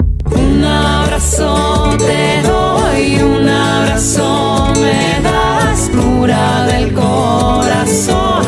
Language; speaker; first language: Spanish; native; Spanish